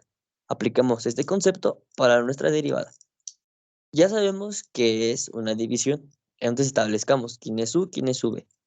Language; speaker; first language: Spanish; native; Spanish